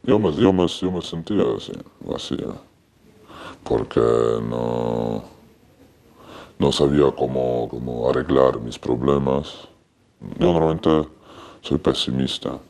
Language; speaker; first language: Spanish; non-native, learner; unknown